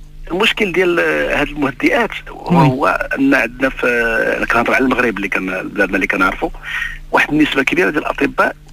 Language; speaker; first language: Arabic; native; Arabic